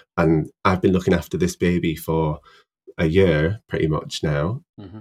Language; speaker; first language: English; native; English